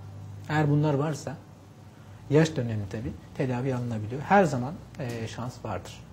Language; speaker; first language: Turkish; native; Turkish